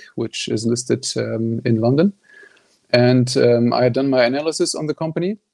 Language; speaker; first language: English; non-native, fluent; German